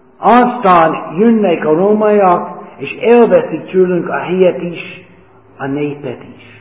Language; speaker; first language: Hungarian; non-native, learner; English